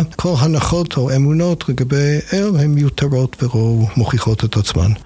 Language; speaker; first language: Hebrew; non-native, fluent; English